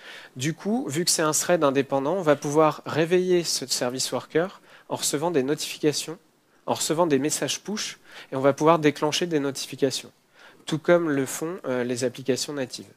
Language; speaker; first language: French; native; French